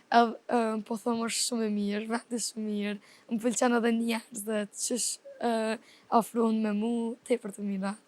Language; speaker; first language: Albanian; non-native, fluent; Turkish